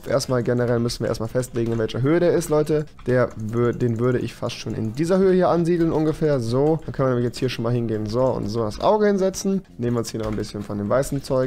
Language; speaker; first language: German; native; German